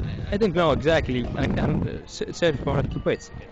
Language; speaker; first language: English; non-native, learner; Arabic